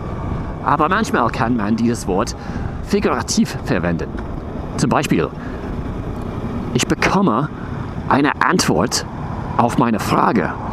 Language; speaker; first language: German; non-native, fluent; English